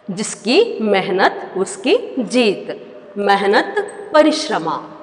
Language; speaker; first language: Hindi; non-native, local second language; Kannada